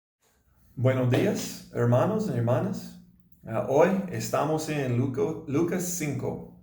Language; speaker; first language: Spanish; non-native, learner; English